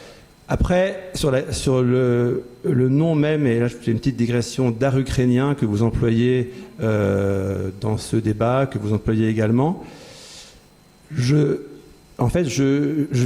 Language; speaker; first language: French; native; French